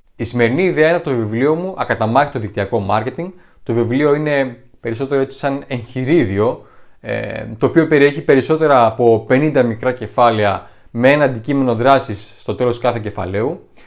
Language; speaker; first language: Greek; native; Greek